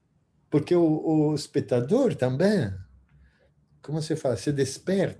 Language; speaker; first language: Portuguese; non-native, fluent; Spanish